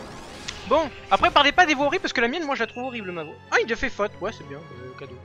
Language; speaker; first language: French; native; French